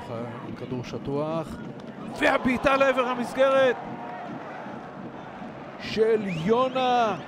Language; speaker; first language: Hebrew; native; Hebrew